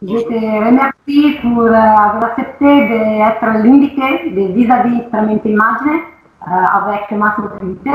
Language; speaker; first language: French; non-native, learner; Italian